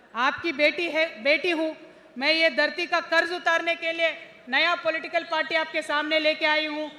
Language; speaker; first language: Hindi; non-native, local second language; Telugu